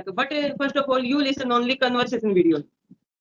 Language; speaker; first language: English; non-native, learner; Hindi